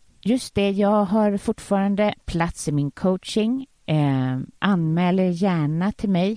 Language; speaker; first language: Swedish; native; Swedish